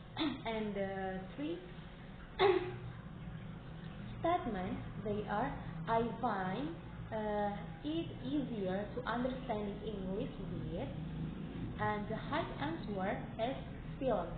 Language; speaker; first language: English; non-native, learner; Indonesian